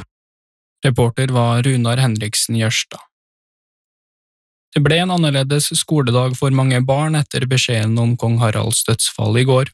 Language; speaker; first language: Norwegian; native; Norwegian